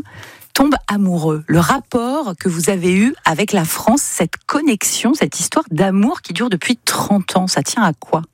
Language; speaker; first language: French; native; French